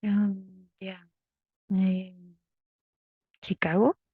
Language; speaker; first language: English; non-native, learner; Spanish